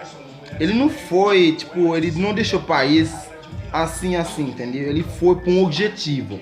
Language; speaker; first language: Portuguese; non-native, learner; Haitian Creole